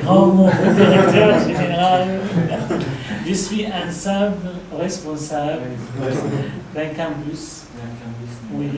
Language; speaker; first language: French; non-native, fluent; Arabic